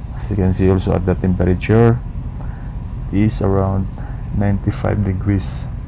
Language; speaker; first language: English; non-native, local second language; Filipino